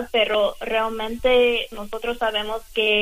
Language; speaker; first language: Spanish; non-native, fluent; English